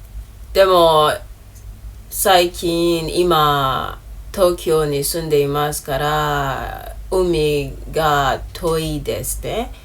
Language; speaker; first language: Japanese; non-native, learner; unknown